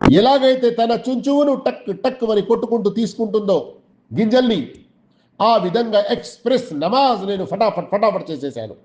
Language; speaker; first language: Telugu; non-native, local second language; Urdu